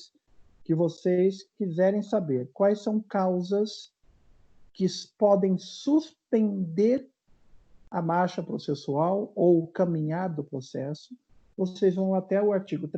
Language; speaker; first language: Portuguese; native; Portuguese